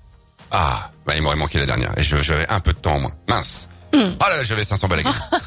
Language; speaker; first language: French; native; French